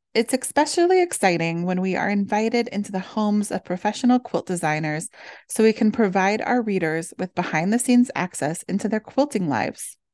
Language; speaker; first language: English; native; English